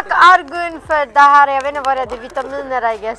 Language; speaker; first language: Swedish; native; Swedish